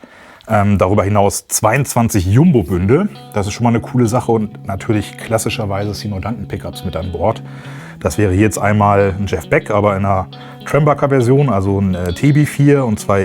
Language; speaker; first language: German; native; German